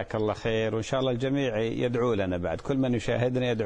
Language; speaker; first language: Arabic; native; Arabic